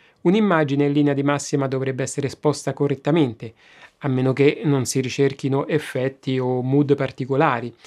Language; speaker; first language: Italian; native; Italian